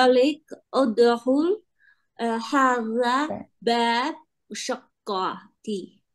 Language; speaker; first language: Arabic; non-native, learner; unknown